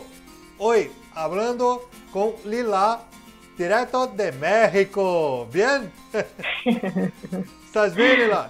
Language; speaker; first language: Spanish; non-native, learner; Portuguese